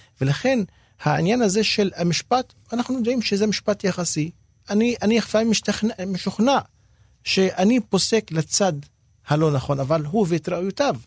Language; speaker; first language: Hebrew; non-native, local second language; Arabic